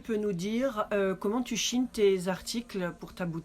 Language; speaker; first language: French; native; French